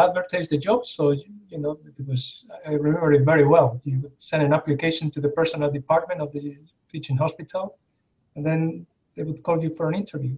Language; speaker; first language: English; non-native, fluent; Spanish